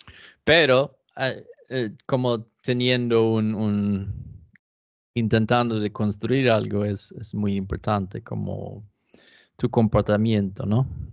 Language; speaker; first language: Spanish; non-native, fluent; Swedish